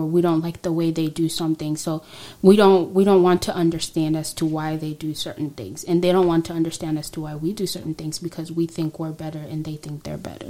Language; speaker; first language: English; non-native, local second language; Swahili